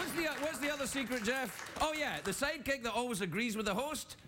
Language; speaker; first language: English; native; English